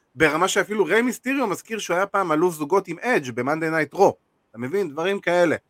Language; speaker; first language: Hebrew; native; Hebrew